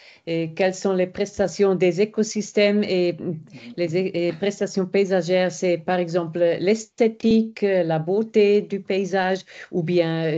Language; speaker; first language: French; non-native, fluent; German